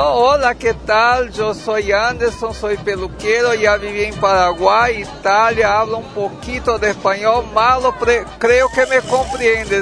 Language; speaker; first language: Spanish; non-native, learner; Portuguese